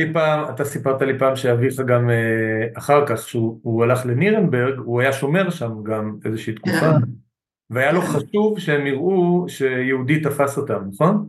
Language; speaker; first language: Hebrew; native; Hebrew